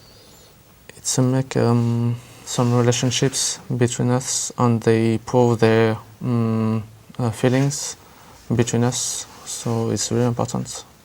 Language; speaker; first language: English; non-native, learner; French